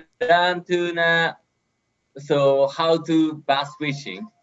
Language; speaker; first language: English; non-native, learner; Japanese